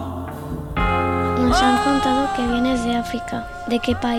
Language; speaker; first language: Spanish; native; Spanish